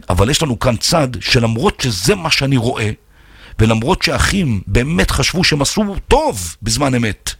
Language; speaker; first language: Hebrew; native; Hebrew